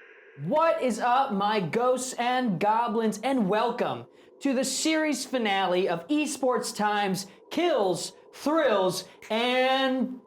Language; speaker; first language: English; native; English